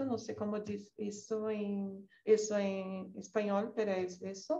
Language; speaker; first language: Spanish; non-native, learner; Portuguese